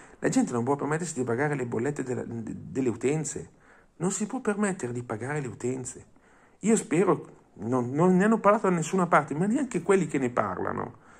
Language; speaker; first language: Italian; non-native, fluent; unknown